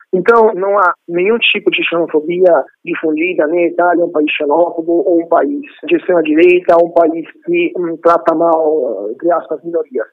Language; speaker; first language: Portuguese; non-native, fluent; Italian